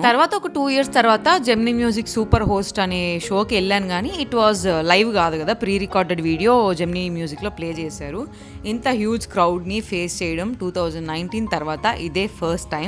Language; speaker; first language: Telugu; native; Telugu